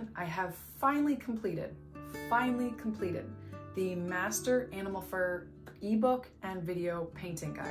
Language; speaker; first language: English; native; English